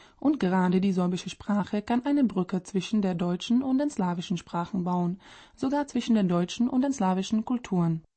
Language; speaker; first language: German; non-native, fluent; Czech